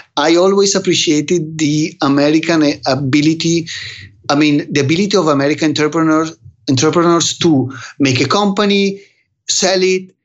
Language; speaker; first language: English; non-native, fluent; Italian